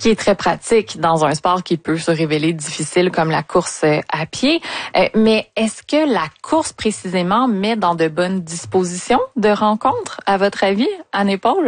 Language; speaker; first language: French; native; French